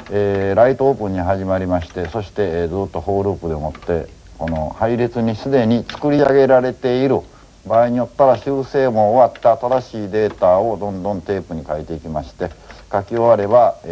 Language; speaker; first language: Japanese; native; Japanese